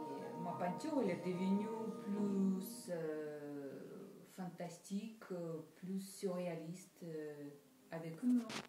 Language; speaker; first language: French; non-native, fluent; Russian